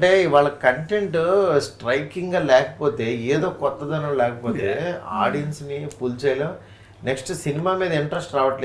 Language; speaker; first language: Telugu; native; Telugu